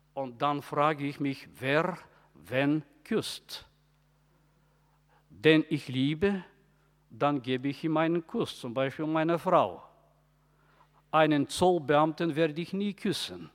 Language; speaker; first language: German; non-native, fluent; Bulgarian